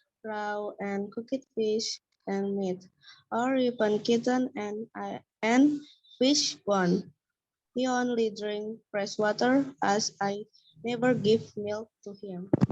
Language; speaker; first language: English; non-native, learner; Indonesian